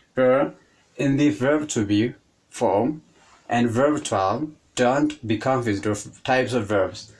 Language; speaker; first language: English; non-native, local second language; Amharic